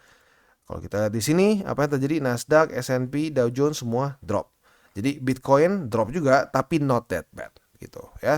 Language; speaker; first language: Indonesian; native; Indonesian